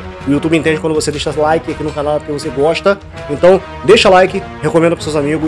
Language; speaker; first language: Portuguese; native; Portuguese